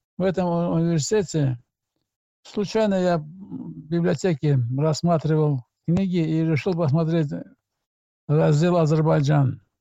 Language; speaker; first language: Russian; non-native, local second language; Azerbaijani